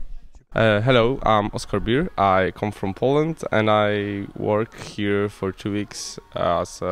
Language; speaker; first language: English; non-native, fluent; Polish